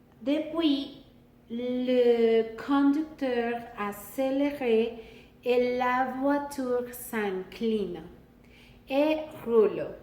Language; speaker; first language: French; non-native, learner; Spanish